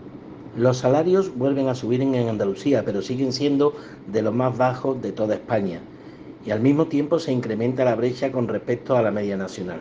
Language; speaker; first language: Spanish; native; Spanish